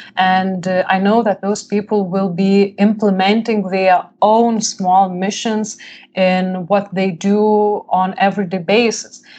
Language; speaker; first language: English; non-native, fluent; Lithuanian